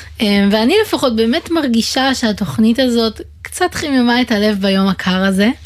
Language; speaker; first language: Hebrew; native; Hebrew